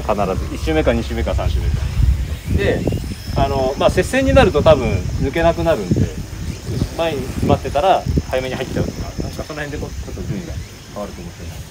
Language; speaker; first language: Japanese; native; Japanese